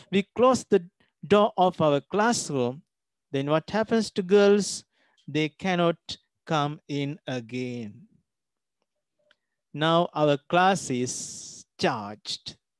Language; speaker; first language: English; non-native, local second language; Sinhala